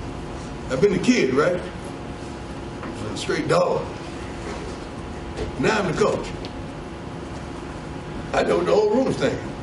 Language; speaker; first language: English; native; English